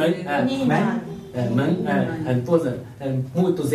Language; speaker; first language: Portuguese; non-native, learner; Chinese